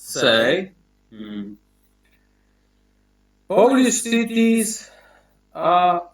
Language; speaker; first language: English; non-native, learner; Polish